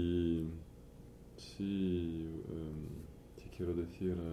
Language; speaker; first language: Spanish; non-native, fluent; French